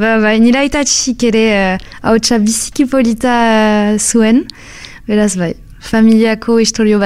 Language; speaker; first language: Basque; non-native, local second language; French